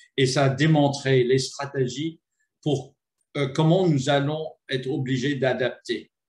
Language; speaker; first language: French; non-native, fluent; English